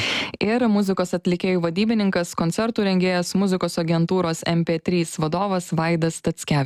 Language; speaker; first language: Lithuanian; native; Lithuanian